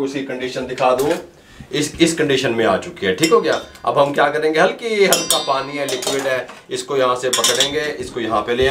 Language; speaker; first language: Hindi; non-native, local second language; Punjabi